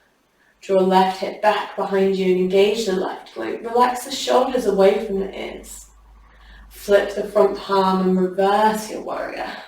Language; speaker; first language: English; native; English